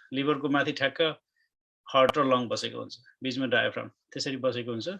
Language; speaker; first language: Nepali; native; Nepali